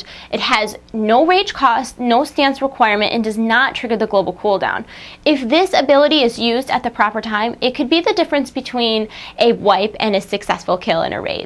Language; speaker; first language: English; native; English